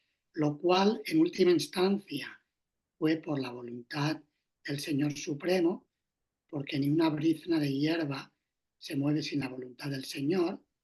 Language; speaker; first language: Spanish; native; Spanish